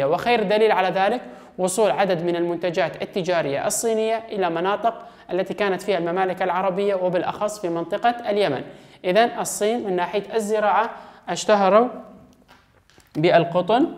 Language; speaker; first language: Arabic; non-native, local second language; Kurdish